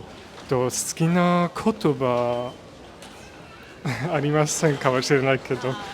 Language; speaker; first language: Japanese; non-native, learner; Luxembourgish